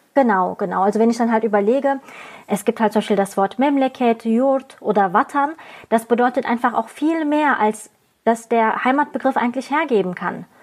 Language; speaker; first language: German; early bilingual, other home language; Turkish